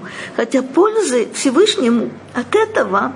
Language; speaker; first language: Russian; native; Russian